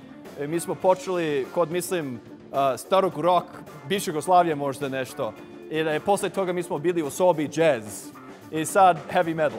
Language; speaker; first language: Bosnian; non-native, learner; English